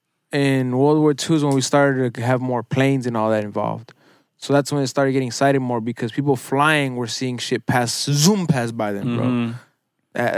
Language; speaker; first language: English; early bilingual, other home language; Spanish